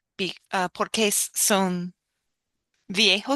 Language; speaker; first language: Spanish; non-native, learner; English